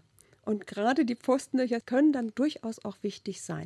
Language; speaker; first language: German; native; German